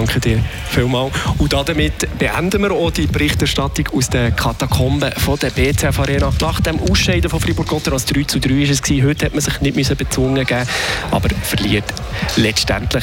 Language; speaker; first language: German; native; German